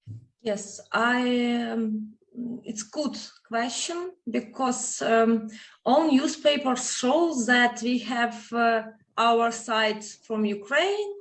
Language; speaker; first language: English; non-native, fluent; Ukrainian